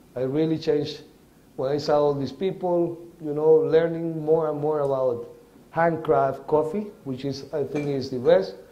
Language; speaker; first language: English; non-native, fluent; Spanish